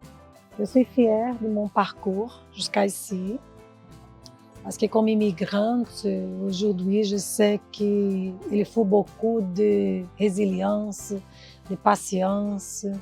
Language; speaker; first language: French; non-native, fluent; Portuguese